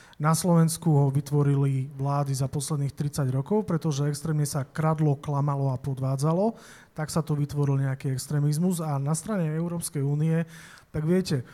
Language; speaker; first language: Slovak; native; Slovak